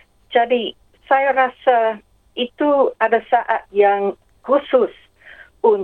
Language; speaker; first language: Indonesian; non-native, fluent; English